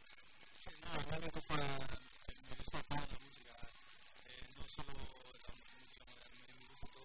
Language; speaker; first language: Spanish; non-native, fluent; Portuguese